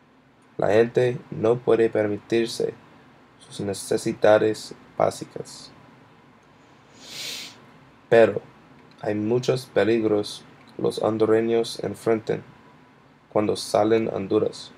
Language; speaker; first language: Spanish; non-native, learner; English